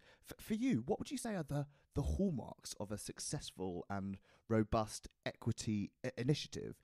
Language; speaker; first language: English; native; English